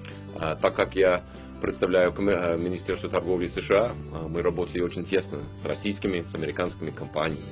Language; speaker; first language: Russian; non-native, fluent; English